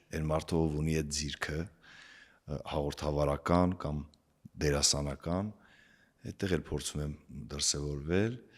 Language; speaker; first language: Armenian; native; Armenian